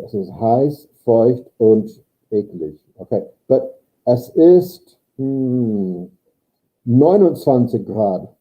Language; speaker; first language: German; non-native, fluent; English